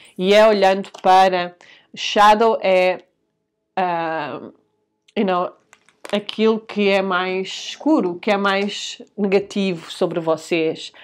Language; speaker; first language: Portuguese; early bilingual, heritage; Portuguese